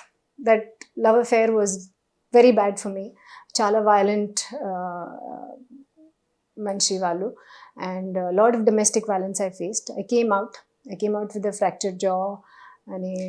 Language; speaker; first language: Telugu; non-native, learner; Hindi